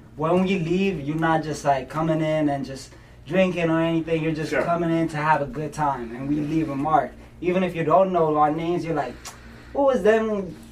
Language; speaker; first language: English; early bilingual, other home language; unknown